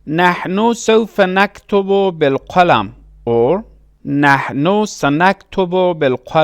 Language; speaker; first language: Arabic; non-native, fluent; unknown